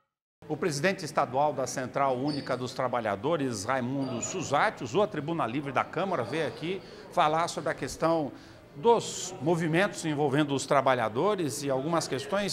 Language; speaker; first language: Portuguese; native; Portuguese